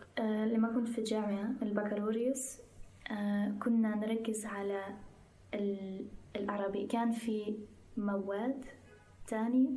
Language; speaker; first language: Arabic; non-native, fluent; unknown